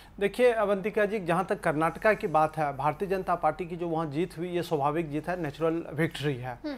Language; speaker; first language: Hindi; native; Hindi